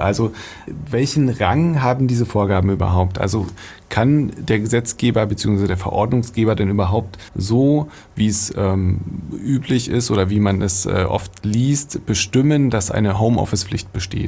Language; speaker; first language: German; native; German